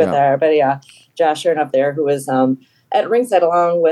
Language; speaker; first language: English; native; English